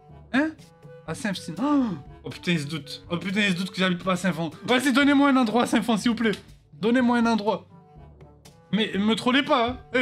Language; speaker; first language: French; native; French